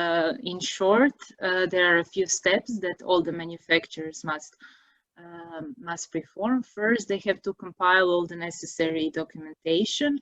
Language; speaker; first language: English; non-native, fluent; Croatian